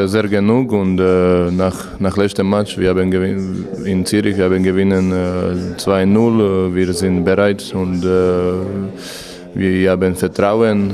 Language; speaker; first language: German; non-native, learner; Croatian